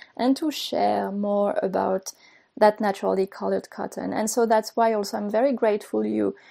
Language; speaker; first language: English; non-native, fluent; French